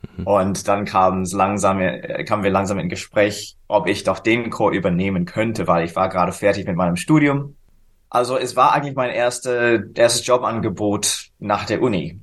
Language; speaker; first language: German; non-native, fluent; English